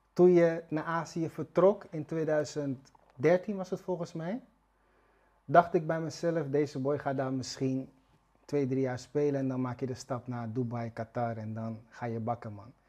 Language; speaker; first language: Dutch; native; Dutch